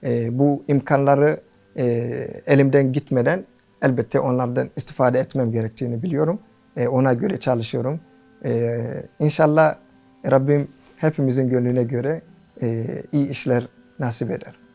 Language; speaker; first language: Turkish; non-native, fluent; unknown